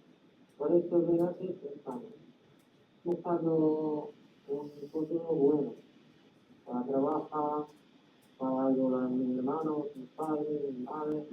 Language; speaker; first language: Spanish; non-native, learner; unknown